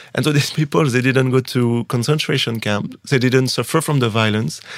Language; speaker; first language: English; non-native, fluent; French